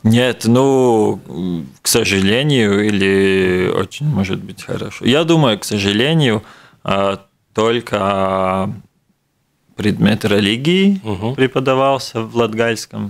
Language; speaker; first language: Russian; non-native, local second language; Latvian